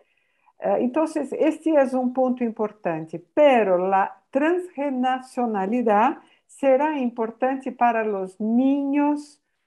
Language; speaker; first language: Spanish; non-native, fluent; Portuguese